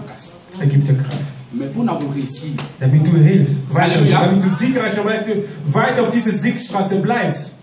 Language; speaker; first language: German; non-native, learner; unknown